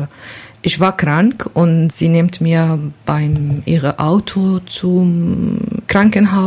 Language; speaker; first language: German; non-native, learner; Kurdish